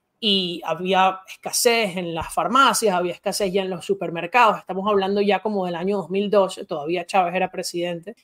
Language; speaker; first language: Spanish; native; Spanish